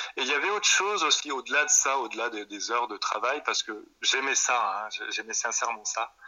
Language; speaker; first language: French; native; French